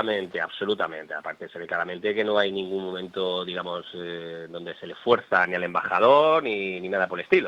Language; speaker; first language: Spanish; native; Spanish